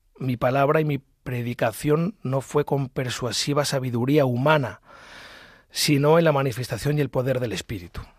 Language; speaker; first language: Spanish; native; Spanish